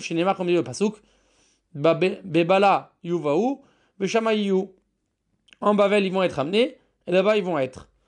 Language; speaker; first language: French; native; French